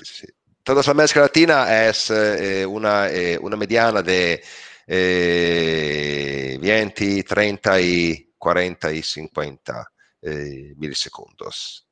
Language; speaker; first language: Spanish; non-native, learner; Italian